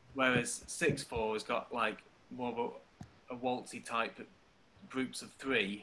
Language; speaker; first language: English; native; English